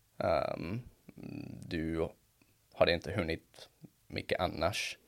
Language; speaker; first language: Swedish; non-native, fluent; English